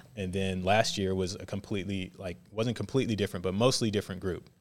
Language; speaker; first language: English; native; English